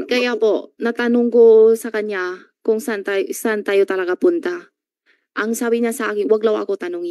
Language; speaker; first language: Filipino; non-native, learner; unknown